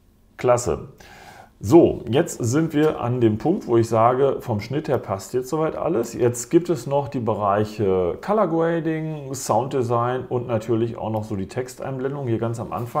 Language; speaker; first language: German; native; German